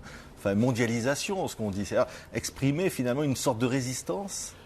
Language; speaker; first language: French; native; French